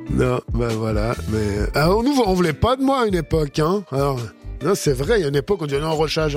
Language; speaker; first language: French; native; French